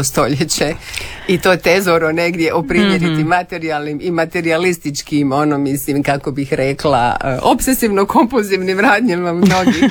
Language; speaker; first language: Serbian; native; Serbian